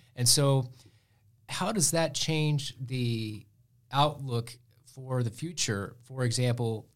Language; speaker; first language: English; native; English